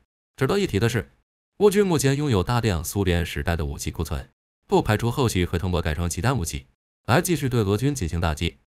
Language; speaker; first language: Chinese; native; Chinese